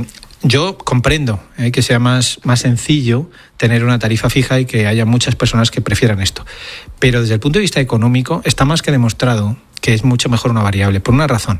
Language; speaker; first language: Spanish; native; Spanish